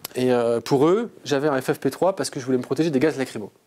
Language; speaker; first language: French; native; French